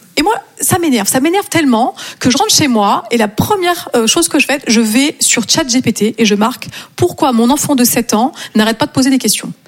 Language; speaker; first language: French; native; French